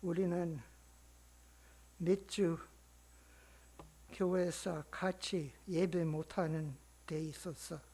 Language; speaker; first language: Korean; non-native, learner; English